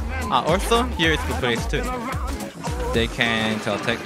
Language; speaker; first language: English; non-native, learner; Korean